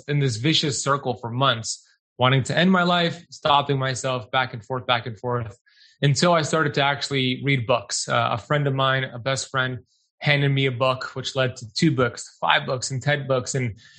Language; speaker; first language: English; native; English